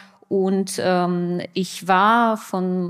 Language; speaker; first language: German; non-native, fluent; Russian